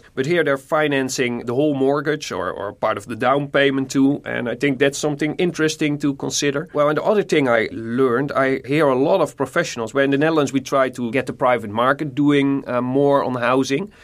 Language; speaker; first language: English; non-native, fluent; Dutch